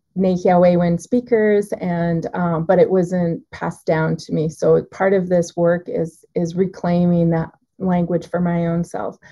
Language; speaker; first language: English; native; English